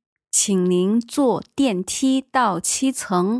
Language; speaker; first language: Chinese; native; Chinese